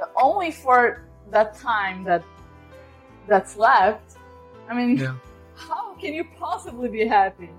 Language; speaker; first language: English; non-native, fluent; Portuguese